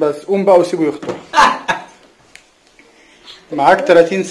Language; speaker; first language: Arabic; native; Arabic